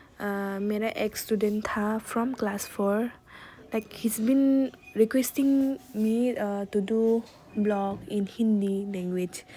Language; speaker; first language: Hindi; non-native, local second language; Kok Borok